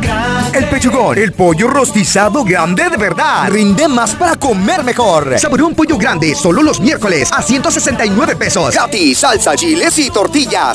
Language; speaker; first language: Spanish; native; Spanish